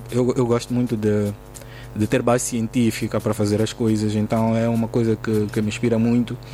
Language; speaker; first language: Portuguese; native; Portuguese